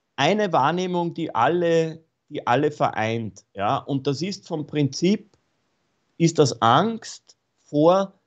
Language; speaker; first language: German; native; German